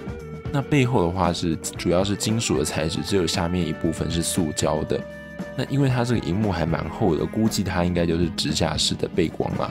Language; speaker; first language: Chinese; native; Chinese